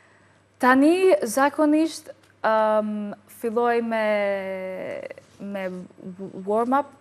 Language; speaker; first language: Albanian; non-native, learner; English